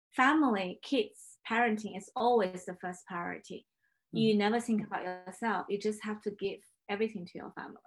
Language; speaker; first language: English; non-native, fluent; Chinese